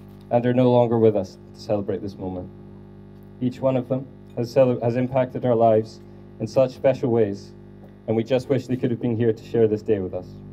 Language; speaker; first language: English; native; English